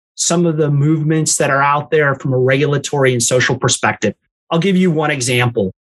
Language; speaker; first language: English; native; English